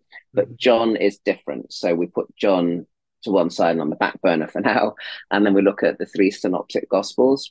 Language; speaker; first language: English; native; English